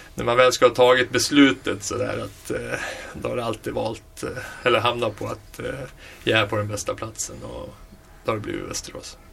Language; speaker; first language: Swedish; native; Swedish